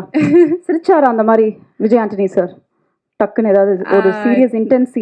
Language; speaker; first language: Tamil; native; Tamil